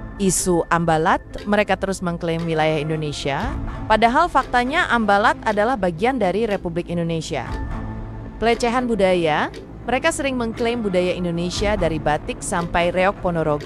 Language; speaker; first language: Indonesian; native; Indonesian